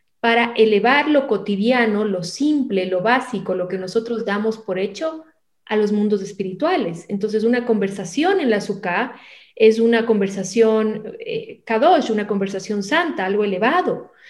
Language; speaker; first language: Spanish; native; Spanish